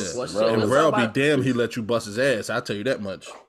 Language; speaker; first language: English; native; English